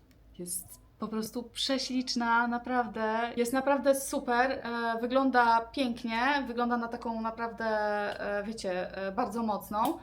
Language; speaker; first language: Polish; native; Polish